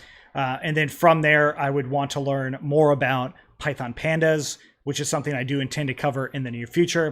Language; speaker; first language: English; native; English